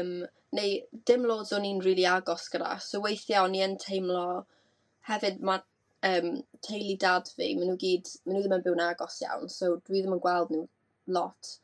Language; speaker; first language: Welsh; native; Welsh